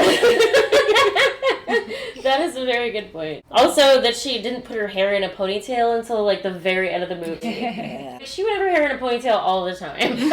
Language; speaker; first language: English; native; English